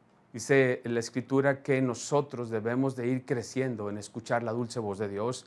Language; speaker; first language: Spanish; native; Spanish